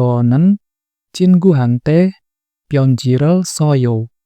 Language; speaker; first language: Korean; non-native, fluent; Indonesian